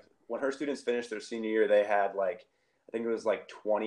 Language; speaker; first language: English; native; English